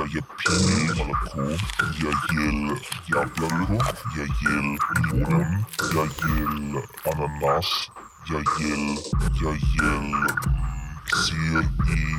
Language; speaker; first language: Russian; non-native, learner; German